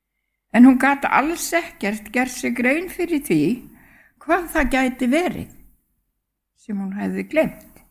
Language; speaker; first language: Icelandic; native; Icelandic